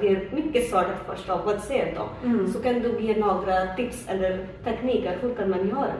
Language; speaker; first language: Swedish; non-native, learner; Hindi